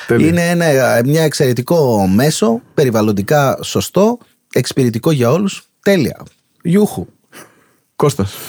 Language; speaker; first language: Greek; native; Greek